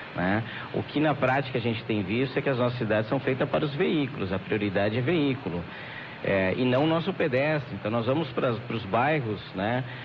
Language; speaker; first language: Portuguese; native; Portuguese